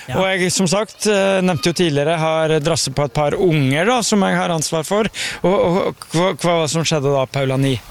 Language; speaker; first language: Norwegian; native; Norwegian